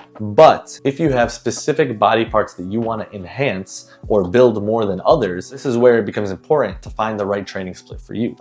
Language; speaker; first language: English; native; English